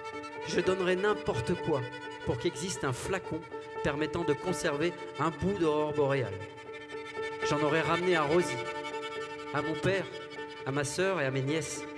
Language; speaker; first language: French; native; French